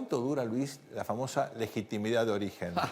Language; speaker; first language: Spanish; native; Spanish